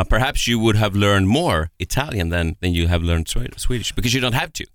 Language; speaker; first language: English; non-native, fluent; Swedish